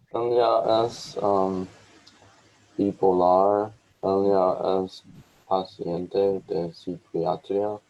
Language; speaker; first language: Spanish; non-native, learner; English